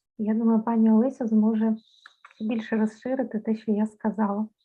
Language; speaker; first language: Ukrainian; native; Ukrainian